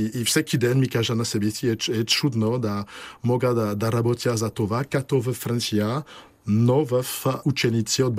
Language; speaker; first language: Bulgarian; non-native, learner; French